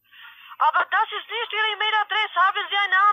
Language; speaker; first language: German; non-native, learner; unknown